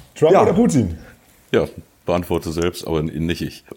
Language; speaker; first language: German; native; German